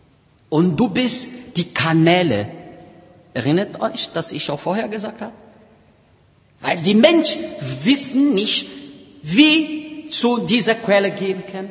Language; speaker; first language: German; non-native, learner; Portuguese